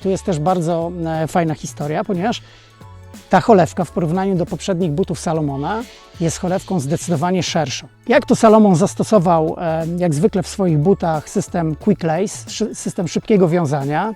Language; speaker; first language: Polish; native; Polish